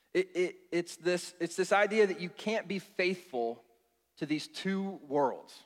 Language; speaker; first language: English; native; English